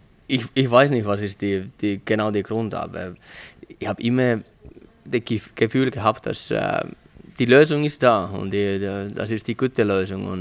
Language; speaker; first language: German; non-native, learner; Finnish